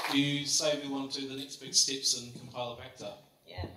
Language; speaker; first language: English; native; English